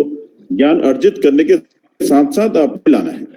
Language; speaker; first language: Hindi; native; Hindi